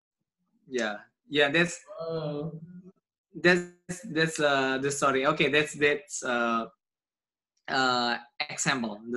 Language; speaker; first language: English; non-native, learner; Indonesian